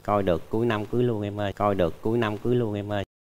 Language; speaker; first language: Vietnamese; native; Vietnamese